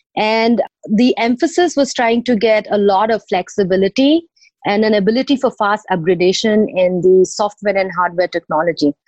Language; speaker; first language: English; non-native, local second language; Odia